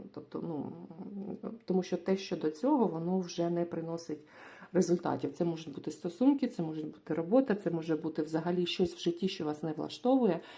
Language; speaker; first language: Ukrainian; non-native, local second language; Russian